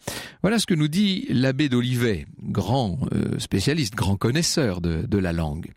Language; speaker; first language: French; native; French